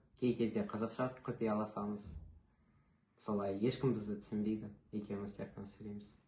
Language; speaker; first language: Kazakh; non-native, local second language; Russian